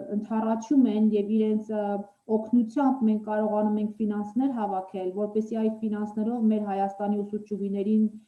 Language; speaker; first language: Armenian; native; Armenian